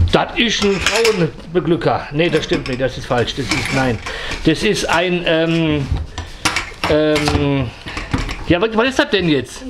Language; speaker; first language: German; native; German